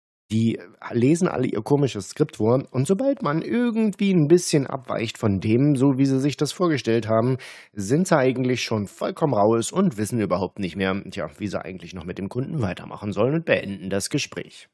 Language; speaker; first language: German; native; German